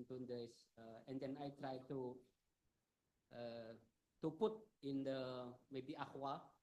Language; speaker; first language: English; non-native, learner; Indonesian